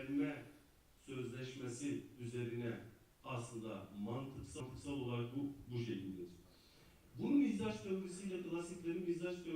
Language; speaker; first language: Turkish; native; Turkish